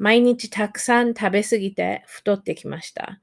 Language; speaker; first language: Japanese; non-native, fluent; English